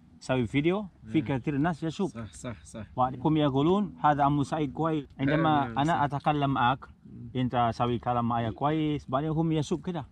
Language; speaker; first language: Arabic; non-native, learner; Indonesian